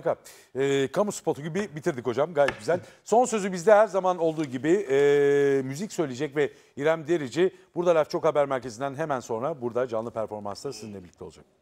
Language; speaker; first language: Turkish; native; Turkish